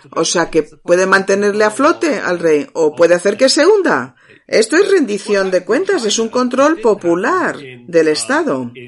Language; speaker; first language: Spanish; non-native, fluent; English